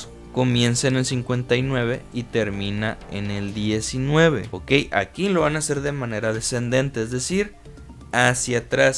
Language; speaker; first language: Spanish; native; Spanish